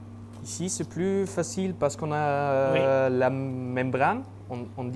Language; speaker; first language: French; non-native, fluent; German